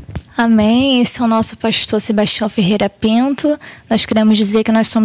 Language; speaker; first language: Portuguese; native; Portuguese